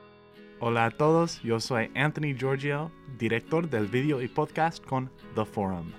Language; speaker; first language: Spanish; non-native, learner; English